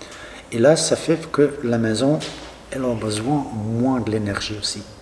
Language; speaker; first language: French; non-native, local second language; Dutch